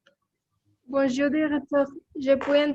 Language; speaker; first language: French; non-native, learner; Spanish